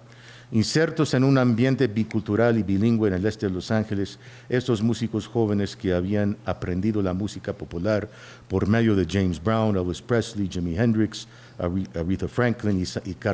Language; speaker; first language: Spanish; early bilingual, heritage; Spanish